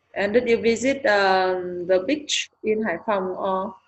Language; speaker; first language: English; non-native, learner; Vietnamese